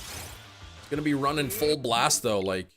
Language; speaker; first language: English; native; English